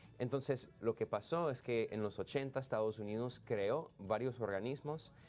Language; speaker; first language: Spanish; non-native, fluent; English